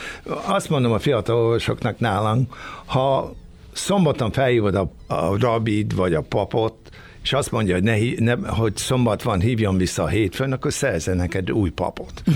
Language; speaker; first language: Hungarian; early bilingual, other home language; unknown